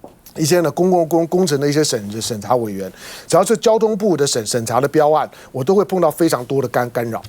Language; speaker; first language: Chinese; native; Chinese